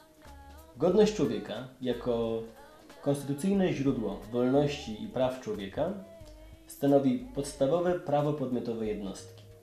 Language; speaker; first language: Polish; native; Polish